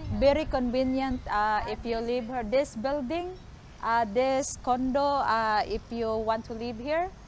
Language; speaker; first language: English; non-native, local second language; Cebuano